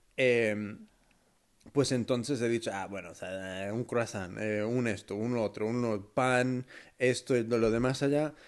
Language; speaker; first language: Spanish; early bilingual, heritage; Spanish